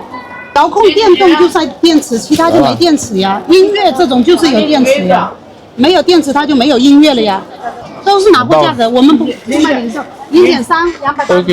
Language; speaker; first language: Chinese; native; Chinese